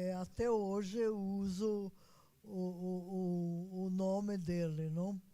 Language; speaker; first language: Portuguese; non-native, fluent; Hungarian